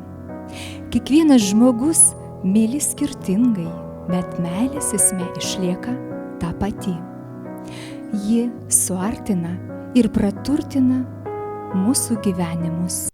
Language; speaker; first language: Lithuanian; native; Lithuanian